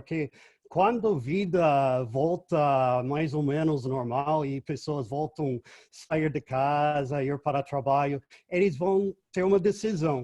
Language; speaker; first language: Portuguese; non-native, fluent; English